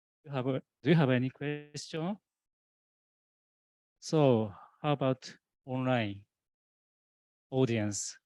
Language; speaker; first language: English; non-native, learner; Japanese